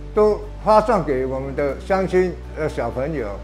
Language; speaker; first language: Chinese; native; Chinese